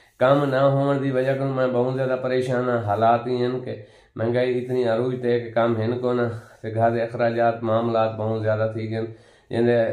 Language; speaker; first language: Punjabi; non-native, local second language; Saraiki